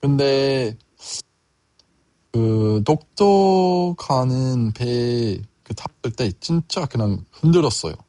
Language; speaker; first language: Korean; non-native, learner; English